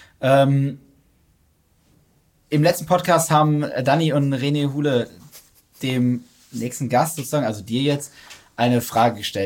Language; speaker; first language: German; native; German